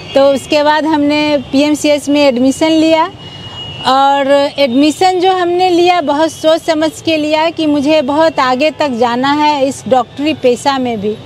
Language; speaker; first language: Hindi; native; Hindi